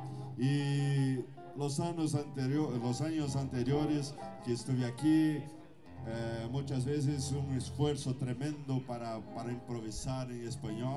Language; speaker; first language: Spanish; non-native, fluent; Portuguese